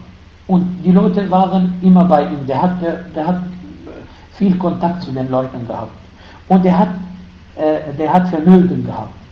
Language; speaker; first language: German; non-native, fluent; Arabic